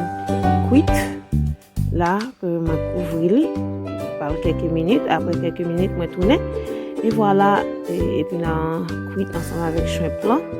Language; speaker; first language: French; non-native, learner; Haitian Creole